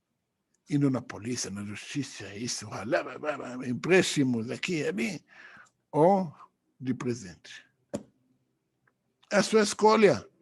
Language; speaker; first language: Portuguese; non-native, fluent; Hebrew